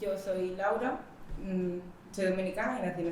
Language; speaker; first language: Spanish; early bilingual, other home language; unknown